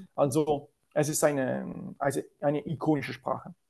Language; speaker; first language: German; non-native, learner; Italian